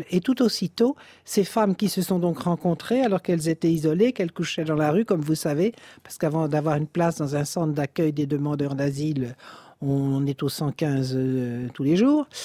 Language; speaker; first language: French; native; French